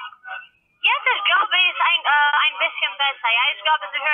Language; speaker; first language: German; non-native, learner; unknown